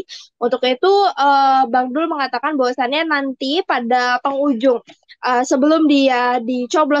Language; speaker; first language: Indonesian; native; Indonesian